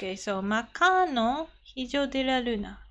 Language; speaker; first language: Spanish; non-native, learner; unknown